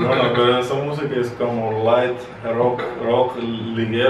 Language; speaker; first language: Spanish; non-native, fluent; Russian